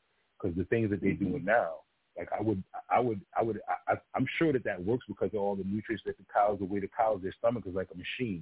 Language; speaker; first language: English; non-native, local second language; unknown